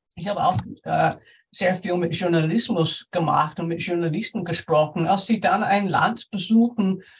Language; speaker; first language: German; non-native, fluent; English